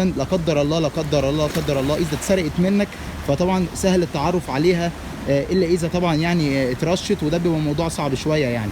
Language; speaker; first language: Arabic; native; Arabic